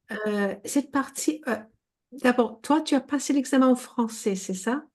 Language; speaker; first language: French; non-native, fluent; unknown